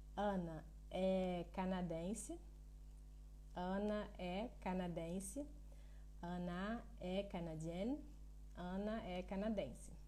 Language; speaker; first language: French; non-native, fluent; Portuguese